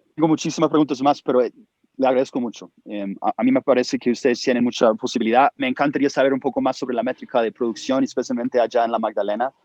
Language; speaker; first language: Spanish; non-native, fluent; English